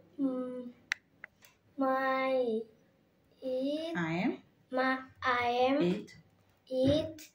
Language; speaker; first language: English; non-native, learner; Indonesian